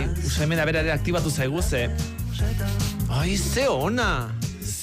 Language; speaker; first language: Basque; native; Basque